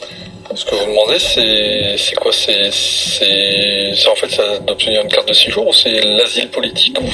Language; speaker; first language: French; native; French